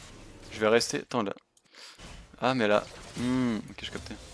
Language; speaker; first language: French; native; French